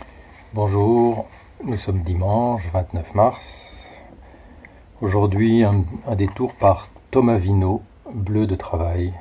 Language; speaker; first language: French; native; French